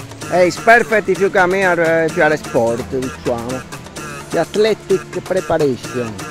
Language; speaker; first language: English; non-native, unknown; Italian